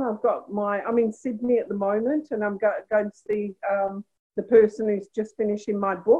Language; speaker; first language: English; native; English